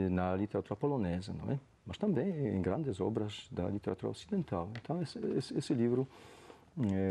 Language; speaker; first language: Portuguese; non-native, fluent; Polish